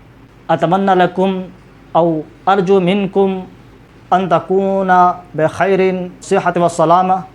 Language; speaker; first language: Arabic; non-native, fluent; Urdu